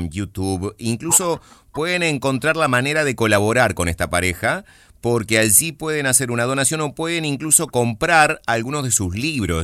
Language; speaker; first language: Spanish; native; Spanish